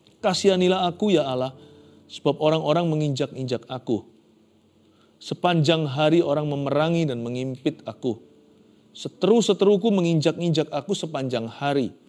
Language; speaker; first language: Indonesian; native; Indonesian